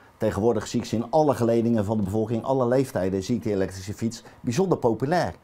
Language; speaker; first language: Dutch; native; Dutch